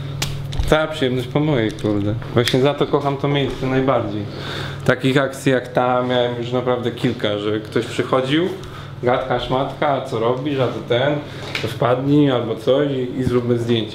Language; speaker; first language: Polish; native; Polish